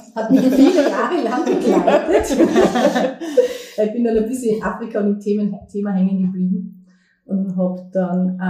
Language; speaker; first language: German; native; German